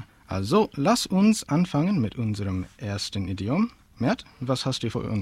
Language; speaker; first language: German; non-native, fluent; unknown